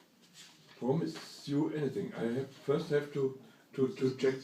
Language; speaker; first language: English; non-native, learner; German